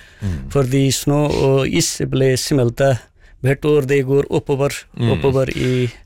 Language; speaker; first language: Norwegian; non-native, fluent; Nepali